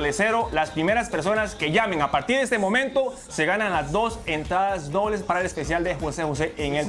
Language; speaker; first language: Spanish; native; Spanish